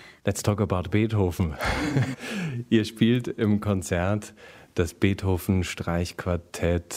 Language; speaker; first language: German; native; German